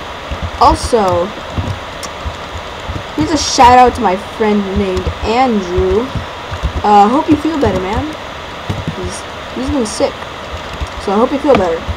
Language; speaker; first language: English; native; English